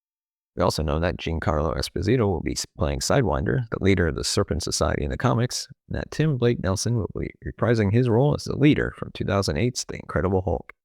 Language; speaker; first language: English; native; English